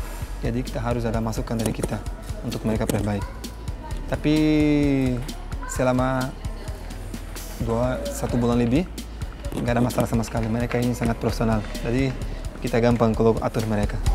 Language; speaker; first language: Indonesian; non-native, fluent; Portuguese